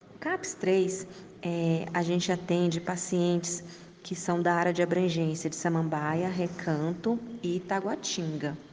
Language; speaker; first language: Portuguese; native; Portuguese